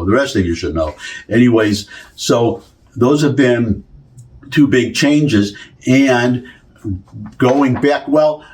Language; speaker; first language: English; native; English